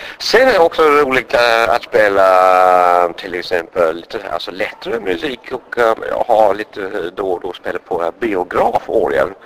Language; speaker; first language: Swedish; non-native, fluent; English